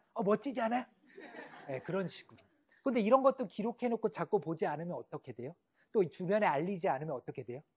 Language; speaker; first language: Korean; native; Korean